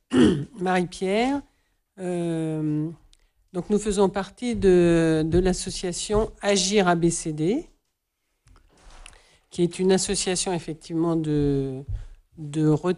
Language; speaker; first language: French; native; French